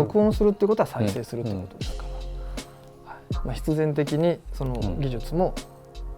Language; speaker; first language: Japanese; native; Japanese